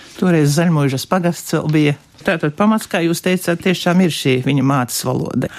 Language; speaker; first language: Latvian; native; Latvian